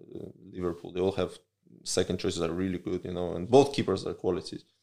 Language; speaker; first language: English; early bilingual, other home language; Russian